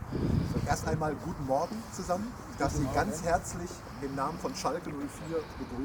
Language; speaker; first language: German; native; German